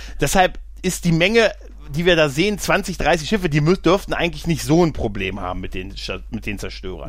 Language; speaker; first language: German; native; German